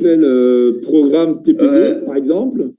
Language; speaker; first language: French; native; French